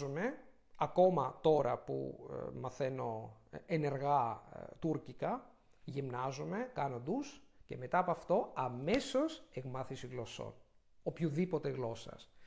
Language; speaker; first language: Greek; non-native, fluent; Italian